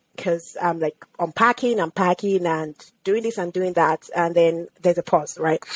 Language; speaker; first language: English; non-native, local second language; Yoruba